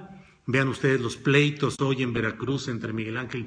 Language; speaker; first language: Spanish; native; Spanish